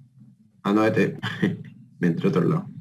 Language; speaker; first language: Spanish; native; Spanish